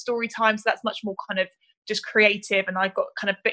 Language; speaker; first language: English; native; English